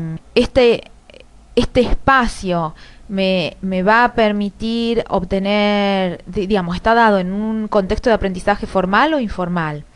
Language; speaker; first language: Spanish; native; Spanish